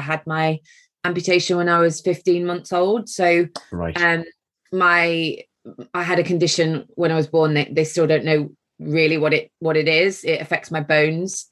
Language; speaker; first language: English; native; English